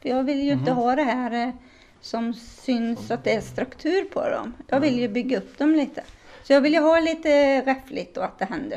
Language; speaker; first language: Swedish; native; Swedish